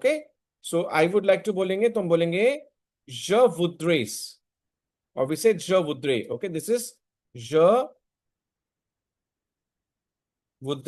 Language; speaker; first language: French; non-native, learner; Hindi